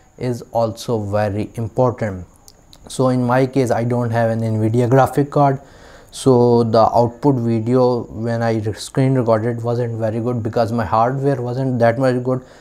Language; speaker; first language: English; non-native, local second language; Urdu